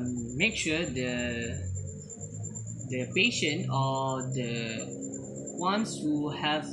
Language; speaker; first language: English; non-native, learner; Malay